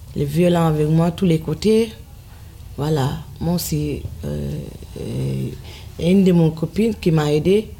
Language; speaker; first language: French; non-native, local second language; Fula